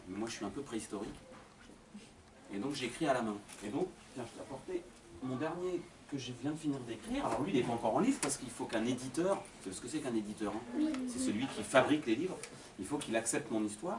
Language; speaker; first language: French; native; French